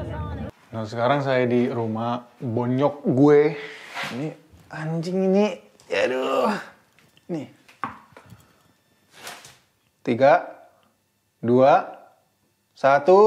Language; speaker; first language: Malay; early bilingual, heritage; Dutch